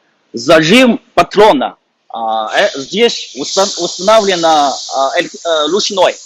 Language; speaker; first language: Russian; non-native, fluent; Chinese